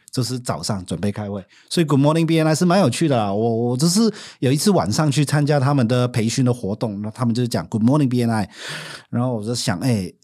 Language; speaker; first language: Chinese; non-native, fluent; Cantonese